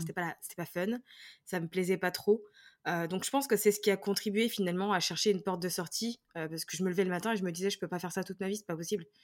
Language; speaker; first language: French; native; French